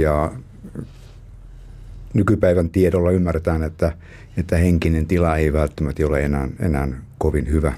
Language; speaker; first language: Finnish; native; Finnish